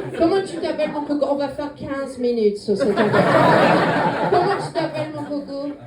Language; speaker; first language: French; non-native, fluent; English